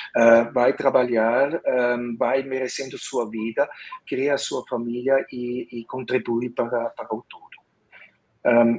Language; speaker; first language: Portuguese; non-native, fluent; Swiss German